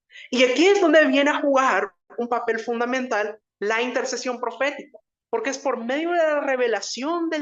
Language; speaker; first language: Spanish; native; Spanish